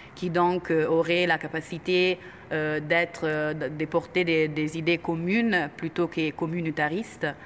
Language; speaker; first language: French; non-native, fluent; Italian